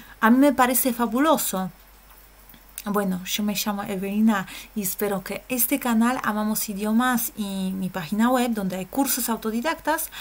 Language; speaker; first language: Spanish; non-native, fluent; Polish